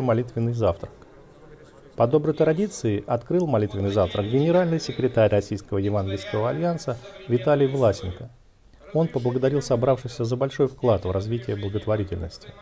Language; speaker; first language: Russian; native; Russian